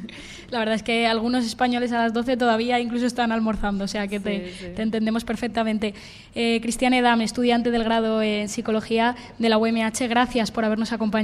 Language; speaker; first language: Spanish; native; Spanish